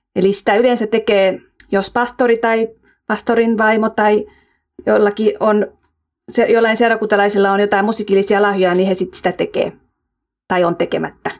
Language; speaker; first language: Finnish; early bilingual, heritage; Finnish